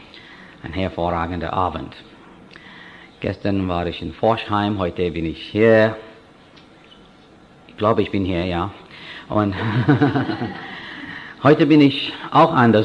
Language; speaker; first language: German; non-native, fluent; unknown